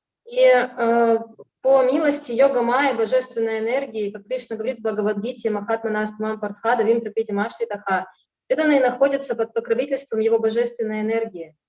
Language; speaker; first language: Russian; native; Russian